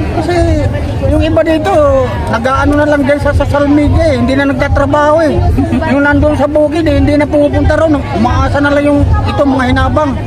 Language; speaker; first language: Filipino; non-native, local second language; Waray